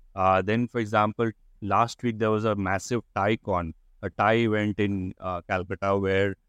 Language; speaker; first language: English; non-native, local second language; Hindi